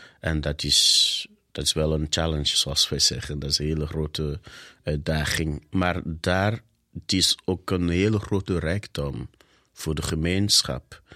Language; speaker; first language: Dutch; non-native, fluent; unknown